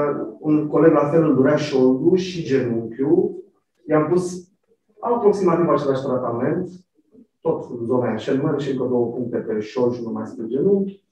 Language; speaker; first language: Romanian; native; Romanian